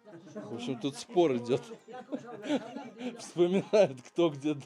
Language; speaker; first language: Russian; native; Russian